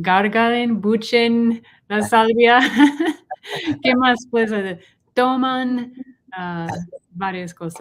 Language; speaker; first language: Spanish; non-native, learner; English